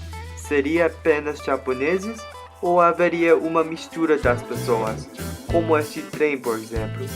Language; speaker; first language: Portuguese; non-native, learner; English